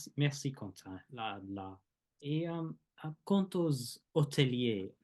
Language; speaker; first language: French; non-native, fluent; English